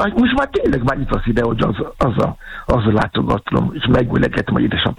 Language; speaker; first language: Hungarian; non-native, fluent; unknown